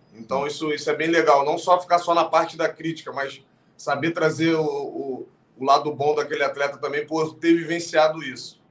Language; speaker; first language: Portuguese; native; Portuguese